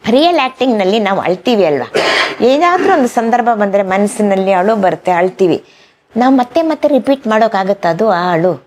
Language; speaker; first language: Kannada; non-native, local second language; Malayalam